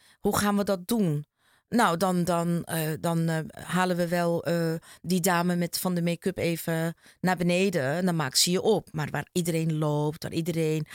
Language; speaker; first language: Dutch; early bilingual, other home language; Turkish